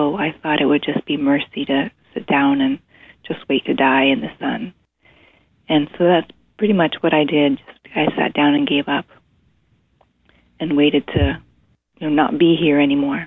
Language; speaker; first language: English; native; English